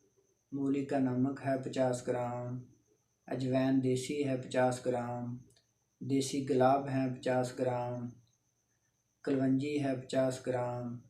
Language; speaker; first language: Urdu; non-native, local second language; Punjabi